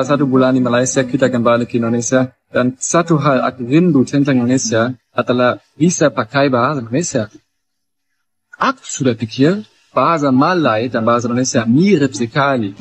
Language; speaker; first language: Indonesian; non-native, learner; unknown